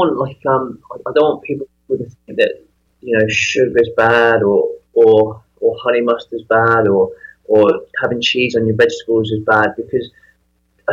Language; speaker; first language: English; native; English